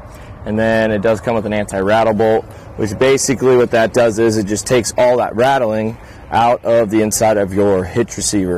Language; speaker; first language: English; native; English